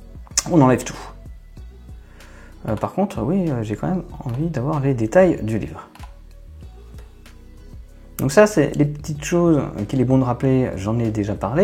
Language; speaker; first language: French; native; French